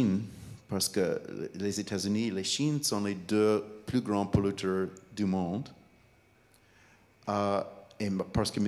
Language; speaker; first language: French; non-native, fluent; English